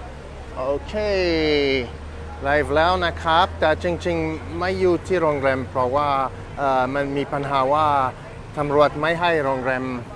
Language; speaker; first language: Thai; non-native, fluent; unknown